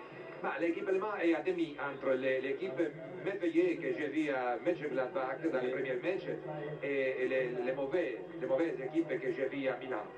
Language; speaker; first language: French; non-native, fluent; Italian